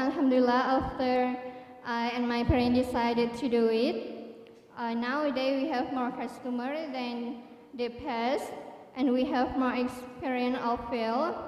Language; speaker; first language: English; non-native, learner; Thai